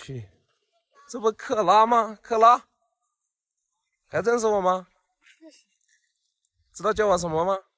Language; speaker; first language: Chinese; native; Chinese